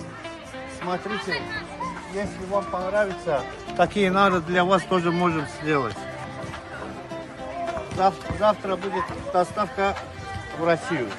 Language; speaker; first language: Russian; non-native, local second language; Azerbaijani